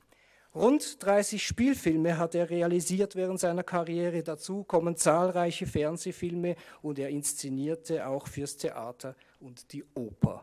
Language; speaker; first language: German; native; German